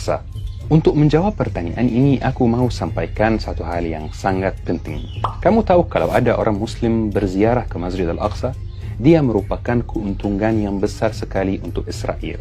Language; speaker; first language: Indonesian; non-native, fluent; Arabic